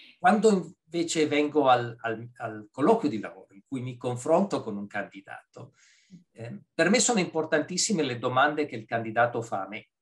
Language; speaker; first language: Italian; native; Italian